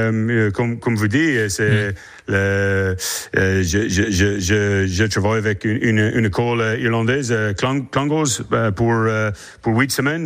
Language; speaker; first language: French; non-native, learner; English